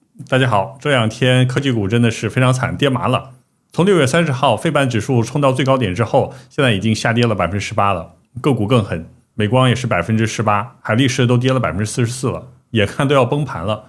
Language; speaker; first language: Chinese; native; Chinese